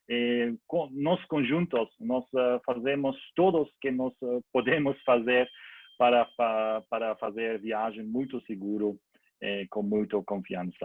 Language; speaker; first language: Portuguese; non-native, learner; German